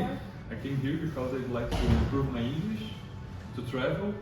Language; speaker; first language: English; non-native, learner; Portuguese